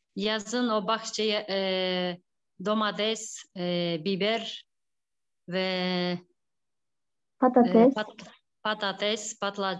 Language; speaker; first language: Turkish; non-native, learner; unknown